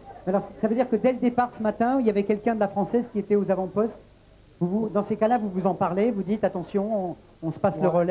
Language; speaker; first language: French; native; French